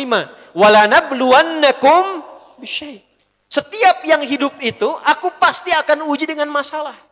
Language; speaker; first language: Indonesian; native; Indonesian